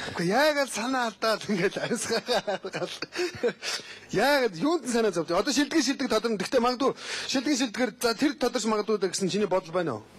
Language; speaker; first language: Mongolian; native; Mongolian